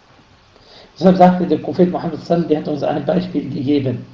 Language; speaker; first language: German; non-native, fluent; Arabic